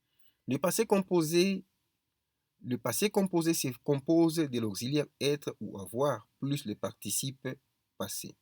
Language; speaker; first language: French; non-native, fluent; Spanish